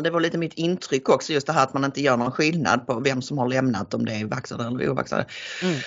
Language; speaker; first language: Swedish; native; Swedish